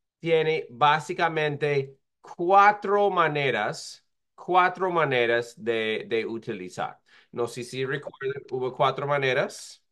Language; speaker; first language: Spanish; non-native, fluent; English